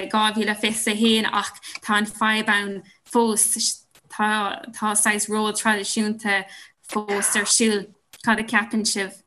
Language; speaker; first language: Irish; non-native, local second language; English